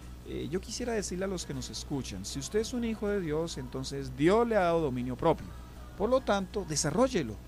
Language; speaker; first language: Spanish; native; Spanish